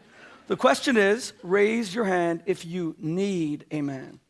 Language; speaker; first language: English; native; English